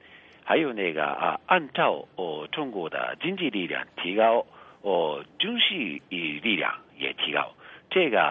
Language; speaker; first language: Chinese; non-native, fluent; Japanese